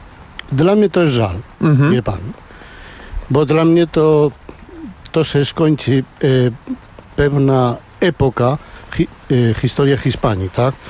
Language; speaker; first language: Polish; non-native, learner; Spanish